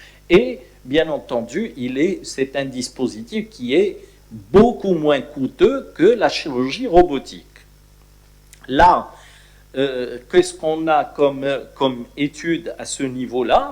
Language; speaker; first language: French; non-native, local second language; Arabic